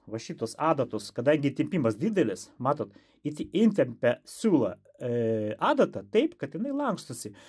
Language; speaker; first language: Lithuanian; non-native, local second language; Russian